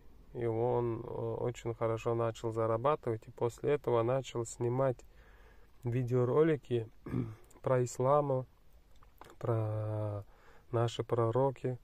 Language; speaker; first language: Russian; non-native, fluent; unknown